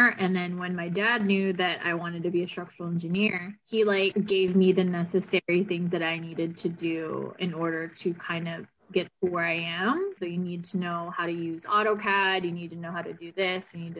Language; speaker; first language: English; non-native, local second language; Filipino